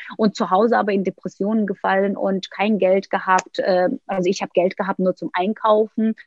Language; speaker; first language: German; non-native, fluent; Turkish